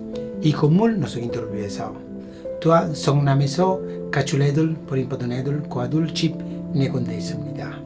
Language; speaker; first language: Korean; non-native, fluent; Italian